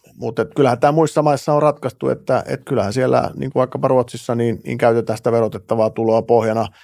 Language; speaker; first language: Finnish; native; Finnish